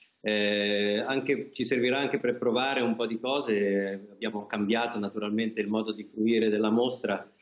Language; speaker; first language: Italian; native; Italian